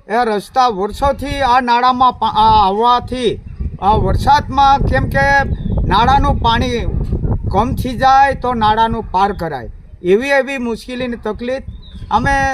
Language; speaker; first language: Gujarati; non-native, local second language; Bhili